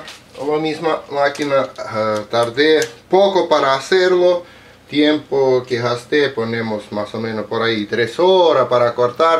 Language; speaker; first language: Spanish; non-native, learner; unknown